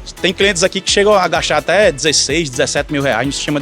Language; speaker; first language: Portuguese; native; Portuguese